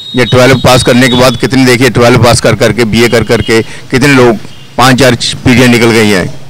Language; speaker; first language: Hindi; native; Hindi